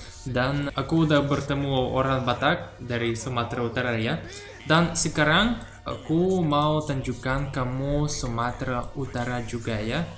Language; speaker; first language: Indonesian; non-native, learner; Russian